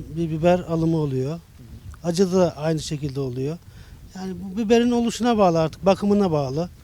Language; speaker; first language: Turkish; native; Turkish